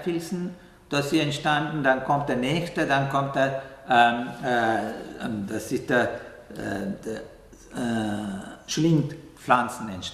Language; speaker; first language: German; non-native, fluent; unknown